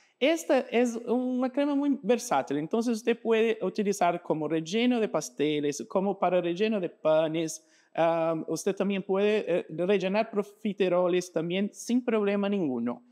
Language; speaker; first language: Spanish; non-native, fluent; Portuguese